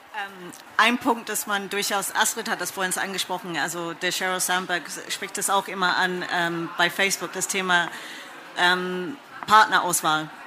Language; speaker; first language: German; non-native, fluent; English